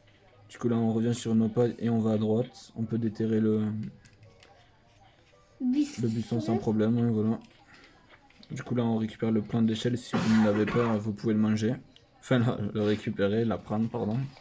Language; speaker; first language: French; native; French